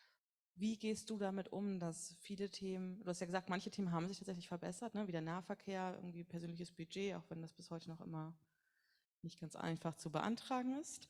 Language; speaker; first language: German; native; German